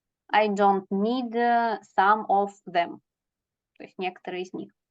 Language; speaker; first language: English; non-native, fluent; Russian